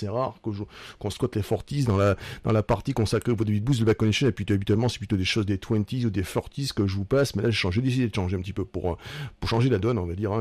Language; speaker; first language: French; native; French